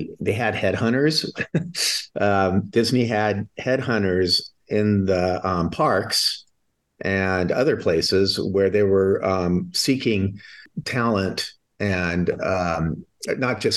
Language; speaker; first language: English; native; English